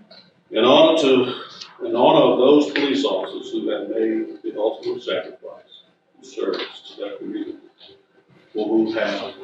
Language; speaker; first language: English; native; English